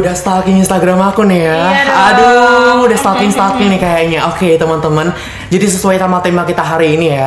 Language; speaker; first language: Indonesian; native; Indonesian